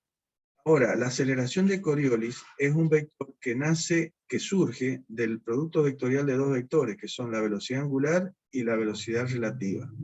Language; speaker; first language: Spanish; native; Spanish